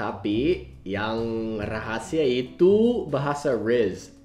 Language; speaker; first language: Indonesian; non-native, fluent; English